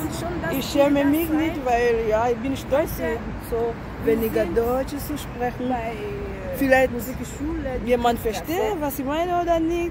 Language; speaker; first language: German; non-native, learner; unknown